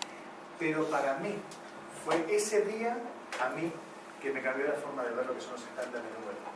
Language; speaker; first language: Spanish; native; Spanish